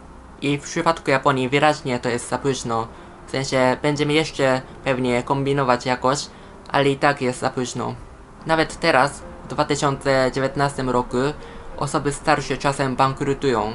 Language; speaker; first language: Polish; non-native, fluent; Japanese